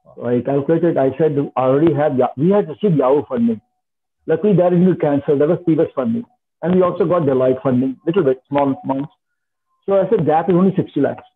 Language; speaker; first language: English; non-native, local second language; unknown